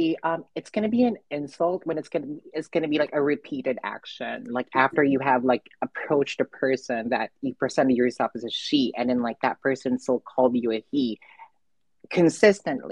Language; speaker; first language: English; non-native, local second language; Filipino